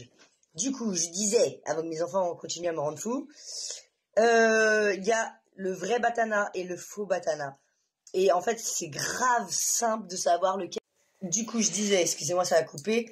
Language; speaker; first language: French; native; French